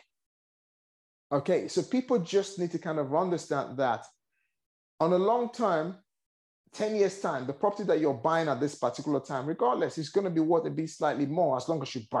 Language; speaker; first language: English; non-native, local second language; Yoruba